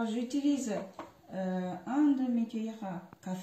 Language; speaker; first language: French; non-native, fluent; Japanese